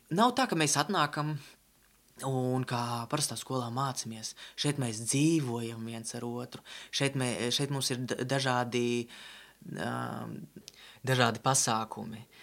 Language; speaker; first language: Latvian; non-native, local second language; Russian